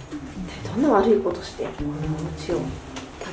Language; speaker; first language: Japanese; native; Japanese